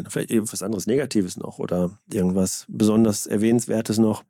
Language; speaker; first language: German; native; German